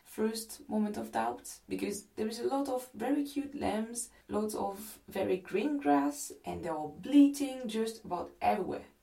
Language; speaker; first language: English; non-native, fluent; French